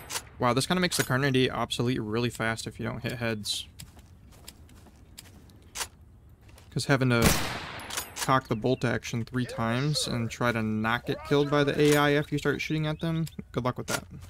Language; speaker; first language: English; native; English